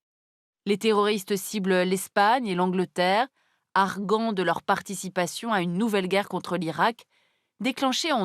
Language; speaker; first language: French; native; French